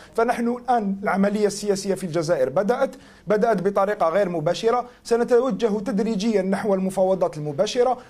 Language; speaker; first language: Arabic; native; Arabic